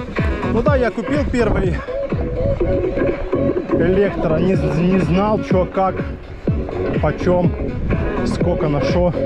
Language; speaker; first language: Russian; native; Russian